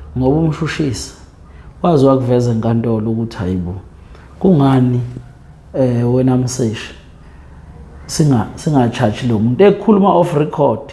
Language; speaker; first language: Zulu; native; Zulu